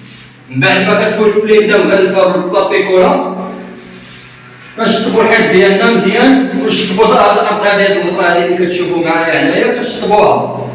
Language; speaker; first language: Arabic; native; Arabic